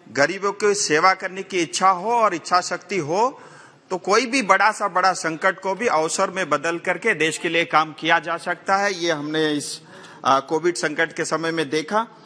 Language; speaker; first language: Hindi; non-native, local second language; Nepali